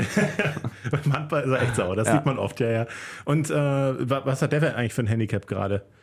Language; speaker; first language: German; native; German